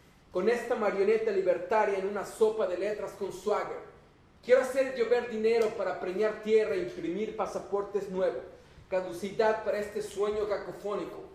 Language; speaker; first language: Spanish; native; Spanish